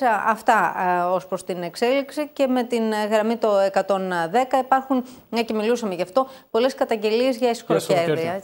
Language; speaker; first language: Greek; native; Greek